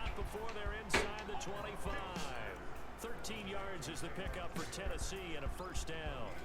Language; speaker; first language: English; native; English